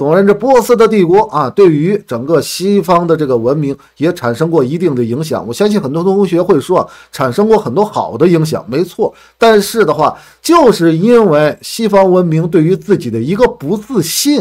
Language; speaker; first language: Chinese; native; Chinese